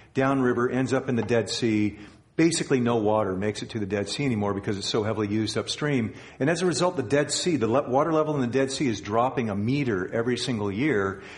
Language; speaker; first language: English; native; English